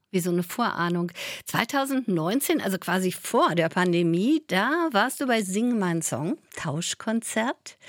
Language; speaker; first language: German; native; German